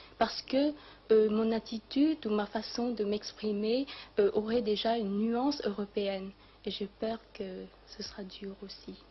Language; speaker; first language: French; early bilingual, other home language; Vietnamese